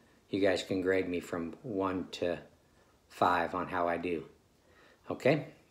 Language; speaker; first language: English; native; English